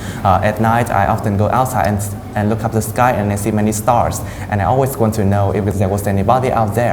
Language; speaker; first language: English; non-native, fluent; Vietnamese